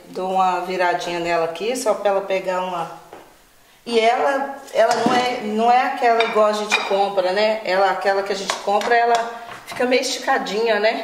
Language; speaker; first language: Portuguese; native; Portuguese